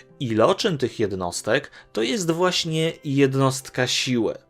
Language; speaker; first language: Polish; native; Polish